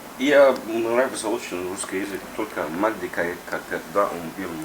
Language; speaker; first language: Russian; non-native, learner; Arabic